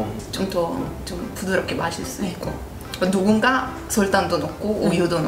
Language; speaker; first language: Korean; non-native, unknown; Italian